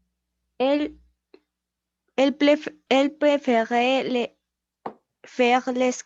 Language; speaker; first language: French; non-native, learner; Spanish